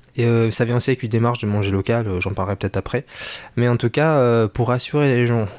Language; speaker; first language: French; native; French